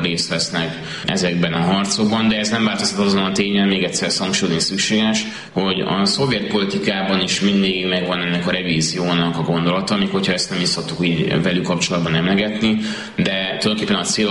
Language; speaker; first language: Hungarian; native; Hungarian